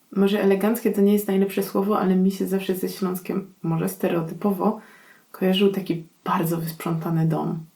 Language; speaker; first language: Polish; native; Polish